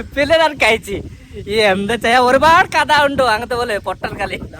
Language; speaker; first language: Malayalam; non-native, learner; Bangla